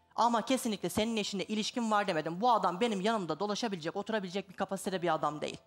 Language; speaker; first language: Turkish; native; Turkish